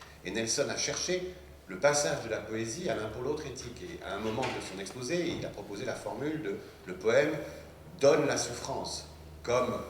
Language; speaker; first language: French; native; French